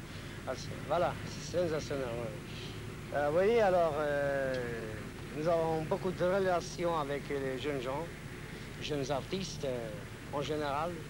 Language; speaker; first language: French; non-native, fluent; Hungarian